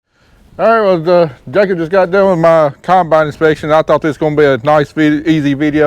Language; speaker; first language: English; native; English